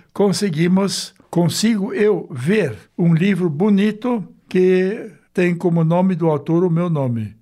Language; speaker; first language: Portuguese; early bilingual, other home language; German